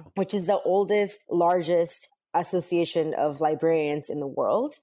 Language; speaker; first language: English; early bilingual, other home language; Spanish